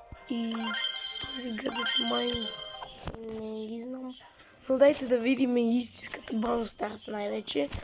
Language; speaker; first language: Bulgarian; native; Bulgarian